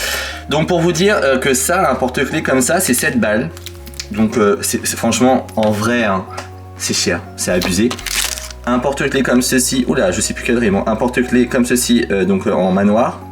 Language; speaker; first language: French; native; French